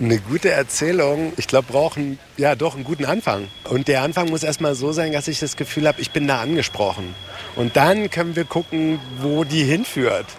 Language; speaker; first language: German; native; German